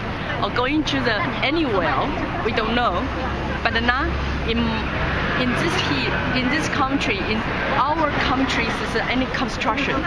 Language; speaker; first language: English; non-native, learner; Chinese